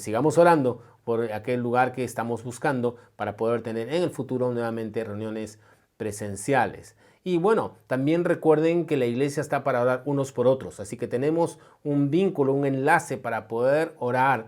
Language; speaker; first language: Spanish; native; Spanish